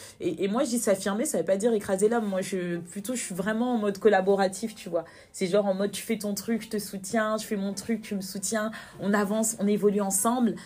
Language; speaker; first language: French; native; French